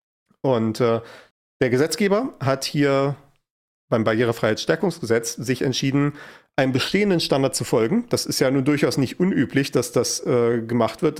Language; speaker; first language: German; native; German